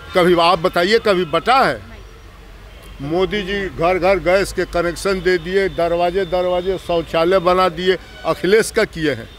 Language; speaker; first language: Hindi; native; Hindi